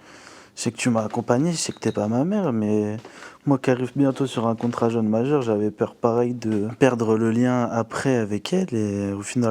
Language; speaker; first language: French; native; French